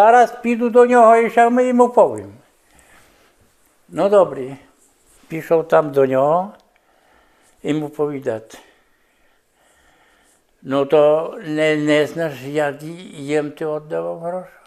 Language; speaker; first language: Polish; non-native, local second language; Rusyn